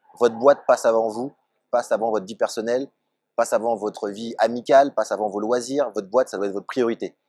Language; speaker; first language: French; native; French